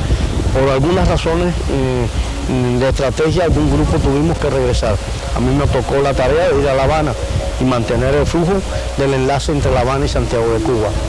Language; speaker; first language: Spanish; native; Spanish